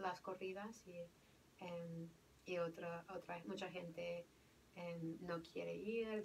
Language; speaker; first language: Spanish; non-native, fluent; English